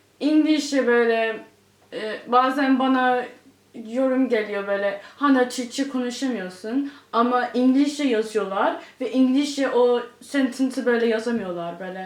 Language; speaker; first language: Turkish; early bilingual, heritage; English